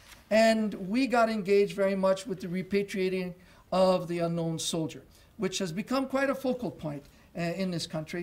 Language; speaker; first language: English; non-native, local second language; French